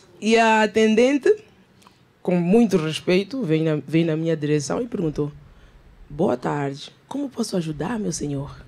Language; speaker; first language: Portuguese; native; Portuguese